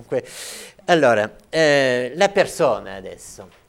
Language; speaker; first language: Italian; non-native, fluent; French